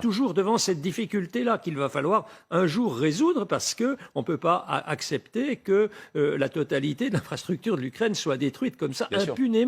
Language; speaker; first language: French; native; French